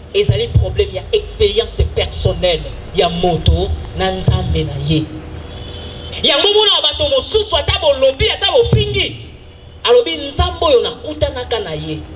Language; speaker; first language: Lingala; native; Lingala